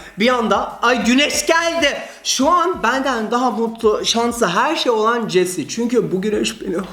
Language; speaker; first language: Turkish; early bilingual, heritage; Turkish